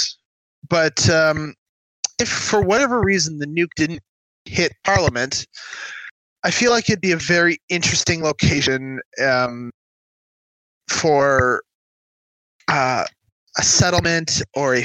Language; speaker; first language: English; native; English